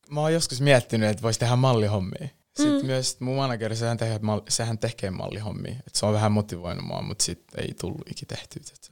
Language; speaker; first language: Finnish; early bilingual, other home language; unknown